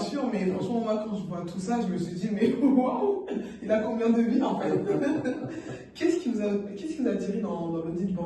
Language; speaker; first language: French; native; French